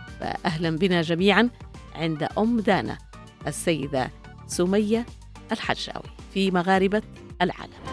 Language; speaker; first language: Arabic; native; Arabic